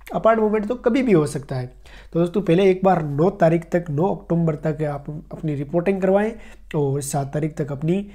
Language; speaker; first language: Hindi; native; Hindi